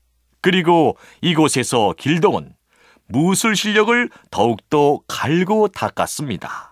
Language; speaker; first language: Korean; native; Korean